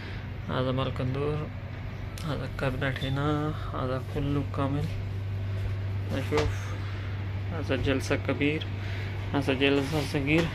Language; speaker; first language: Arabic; non-native, learner; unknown